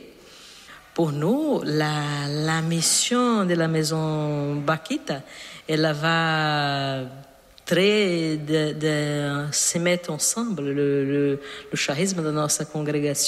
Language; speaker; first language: French; non-native, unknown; Portuguese